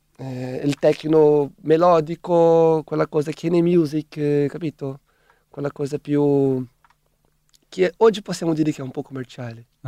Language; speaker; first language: Italian; non-native, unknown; Portuguese